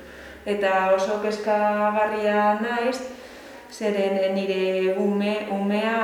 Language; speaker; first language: Basque; non-native, learner; Spanish